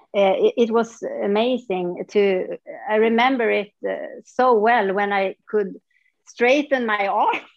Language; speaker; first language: English; non-native, fluent; Swedish